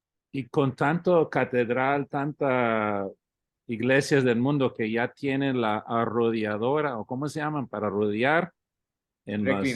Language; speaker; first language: Spanish; early bilingual, heritage; English